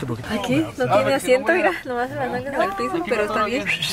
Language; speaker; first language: Spanish; early bilingual, heritage; Spanish